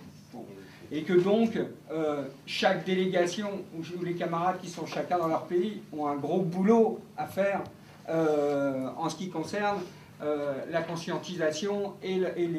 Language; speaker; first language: French; native; French